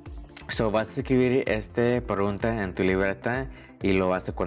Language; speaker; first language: Spanish; early bilingual, heritage; Spanish